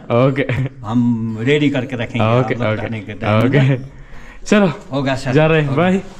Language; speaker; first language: Hindi; non-native, local second language; Malayalam